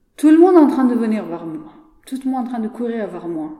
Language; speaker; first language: French; non-native, learner; Persian